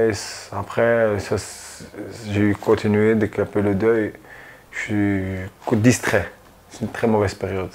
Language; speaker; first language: French; early bilingual, other home language; Arabic